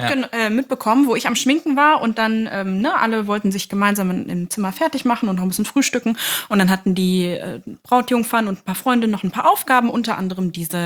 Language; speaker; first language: German; native; German